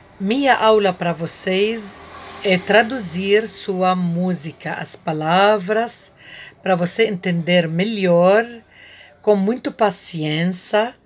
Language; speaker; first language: Portuguese; non-native, learner; Arabic